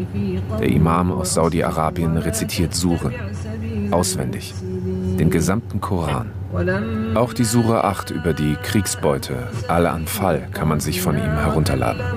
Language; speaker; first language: German; native; German